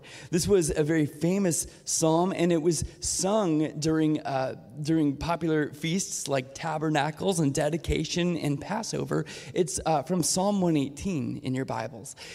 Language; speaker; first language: English; native; English